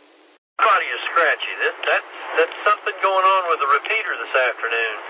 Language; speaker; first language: English; native; English